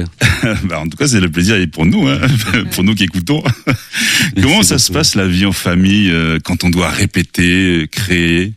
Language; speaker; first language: French; native; French